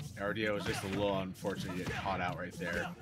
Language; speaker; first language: English; native; English